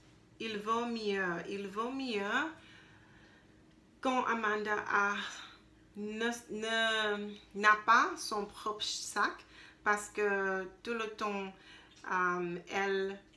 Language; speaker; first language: French; non-native, learner; English